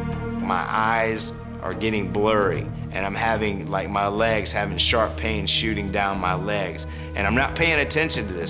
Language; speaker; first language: English; native; English